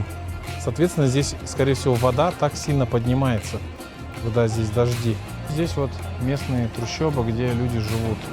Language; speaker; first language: Russian; native; Russian